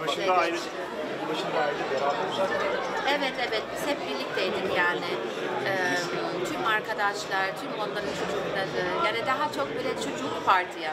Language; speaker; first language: Turkish; early bilingual, heritage; German